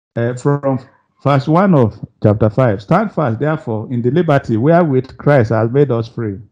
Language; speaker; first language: English; non-native, local second language; Yoruba